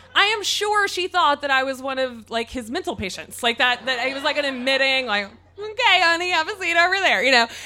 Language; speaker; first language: English; native; English